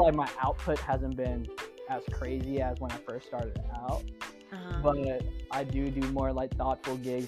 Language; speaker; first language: English; native; English